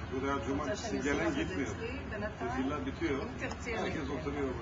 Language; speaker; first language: Turkish; native; Turkish